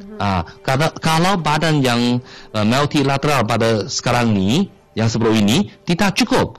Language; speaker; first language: Malay; non-native, fluent; Chinese